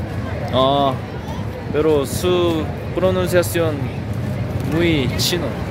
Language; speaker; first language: Spanish; non-native, learner; Korean